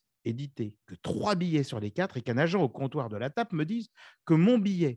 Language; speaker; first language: French; native; French